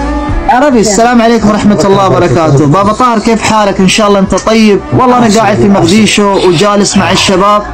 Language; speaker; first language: Arabic; non-native, local second language; Somali